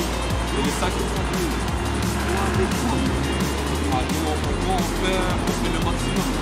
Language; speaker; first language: French; native; French